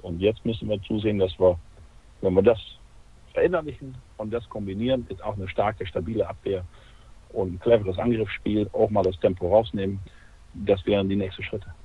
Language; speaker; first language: German; native; German